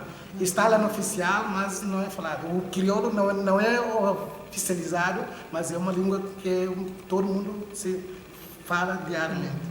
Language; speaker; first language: Portuguese; non-native, local second language; Upper Guinea Crioulo